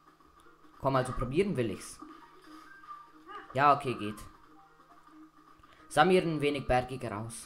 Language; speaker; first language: German; native; German